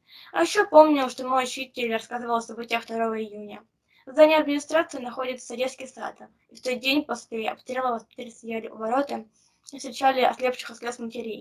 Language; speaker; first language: Russian; native; Russian